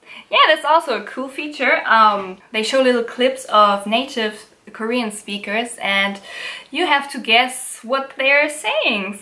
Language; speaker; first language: English; non-native, fluent; German